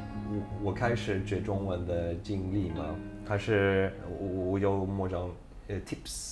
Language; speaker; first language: Chinese; non-native, fluent; Swedish